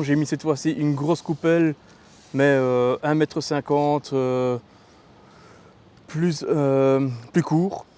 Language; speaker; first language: French; native; French